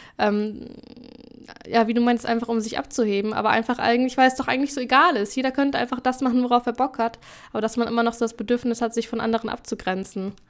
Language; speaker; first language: German; native; German